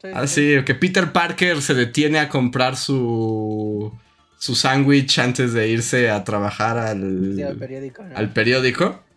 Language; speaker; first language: Spanish; native; Spanish